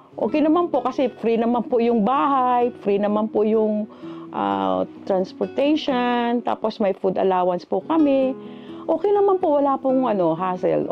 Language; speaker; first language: Filipino; non-native, local second language; Cebuano